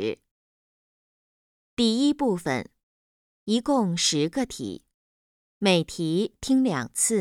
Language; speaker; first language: Chinese; native; Chinese